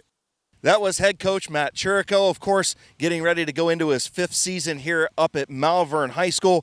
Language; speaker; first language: English; native; English